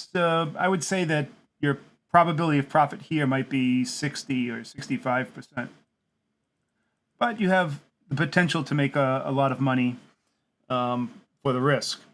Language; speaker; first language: English; native; English